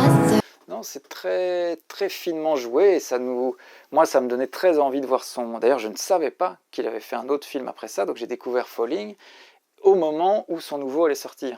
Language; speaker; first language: French; native; French